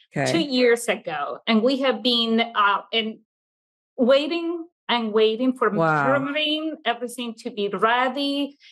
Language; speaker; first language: English; non-native, fluent; Italian